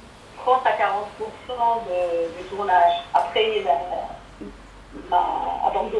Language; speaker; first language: French; non-native, fluent; Arabic